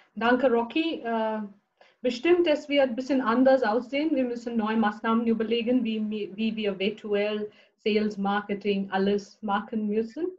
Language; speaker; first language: German; non-native, fluent; Bangla